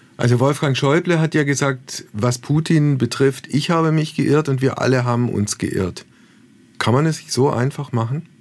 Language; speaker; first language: German; native; German